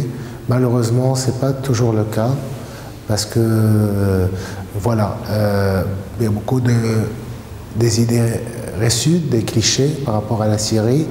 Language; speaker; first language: French; non-native, fluent; Arabic